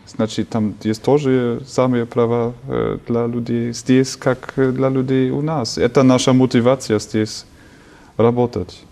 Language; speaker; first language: Russian; non-native, fluent; German